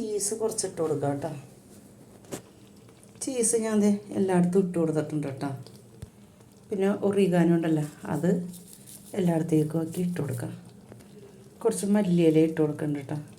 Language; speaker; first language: Malayalam; native; Malayalam